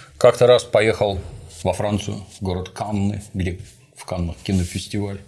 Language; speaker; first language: Russian; native; Russian